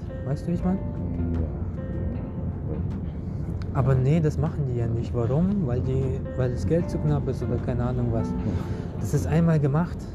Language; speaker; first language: German; non-native, fluent; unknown